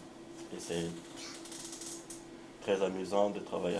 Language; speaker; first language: French; non-native, local second language; Luxembourgish